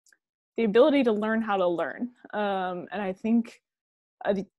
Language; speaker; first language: English; native; English